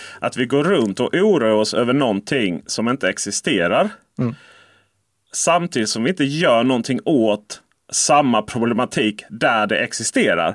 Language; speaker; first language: Swedish; native; Swedish